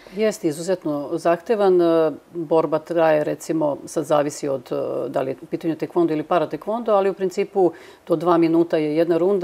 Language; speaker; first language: Serbian; native; Serbian